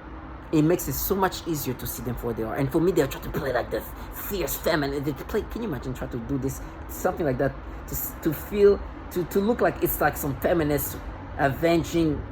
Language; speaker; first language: English; non-native, fluent; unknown